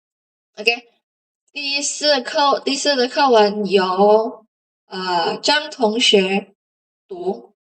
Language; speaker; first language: Chinese; non-native, fluent; Indonesian